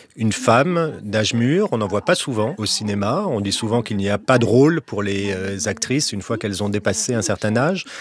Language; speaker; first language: French; native; French